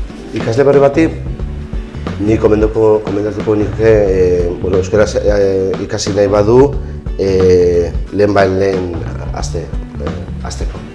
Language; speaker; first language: Basque; non-native, local second language; Spanish